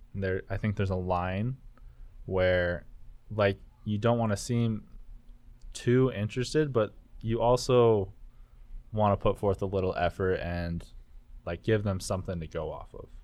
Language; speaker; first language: English; native; English